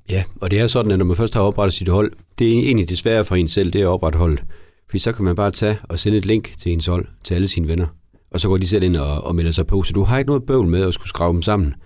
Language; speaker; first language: Danish; native; Danish